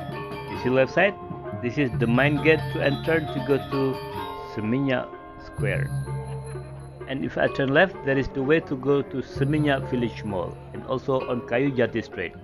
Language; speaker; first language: English; non-native, fluent; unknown